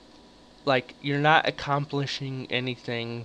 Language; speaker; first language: English; native; English